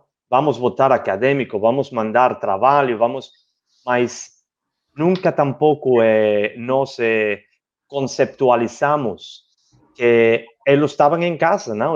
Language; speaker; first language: Portuguese; non-native, learner; Spanish